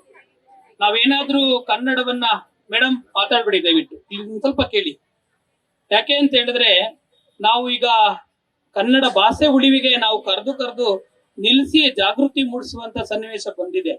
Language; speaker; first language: Kannada; native; Kannada